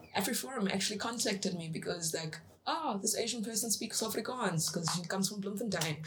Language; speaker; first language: English; early bilingual, other home language; Chinese